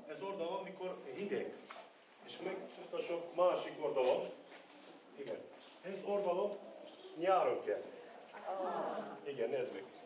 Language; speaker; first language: Hungarian; non-native, learner; Turkish